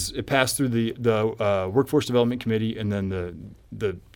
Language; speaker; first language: English; native; English